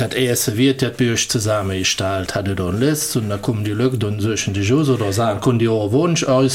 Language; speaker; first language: German; native; German